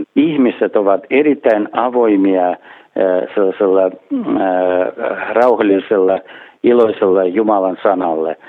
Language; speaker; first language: Finnish; non-native, fluent; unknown